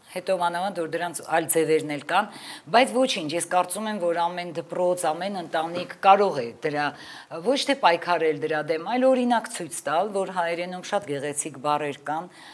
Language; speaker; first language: Armenian; native; Armenian